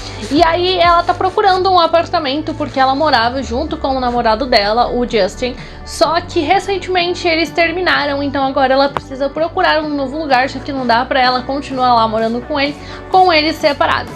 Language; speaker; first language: Portuguese; native; Portuguese